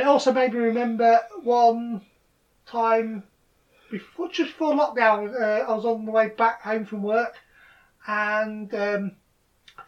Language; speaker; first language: English; native; English